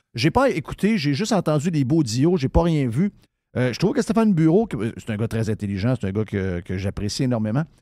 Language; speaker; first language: French; native; French